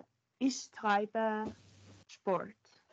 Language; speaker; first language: German; non-native, learner; Persian